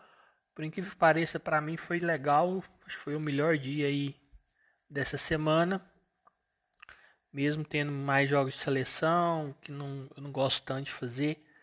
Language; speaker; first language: Portuguese; native; Portuguese